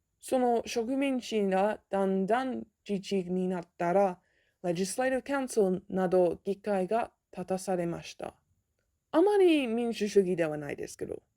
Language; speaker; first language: Japanese; non-native, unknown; English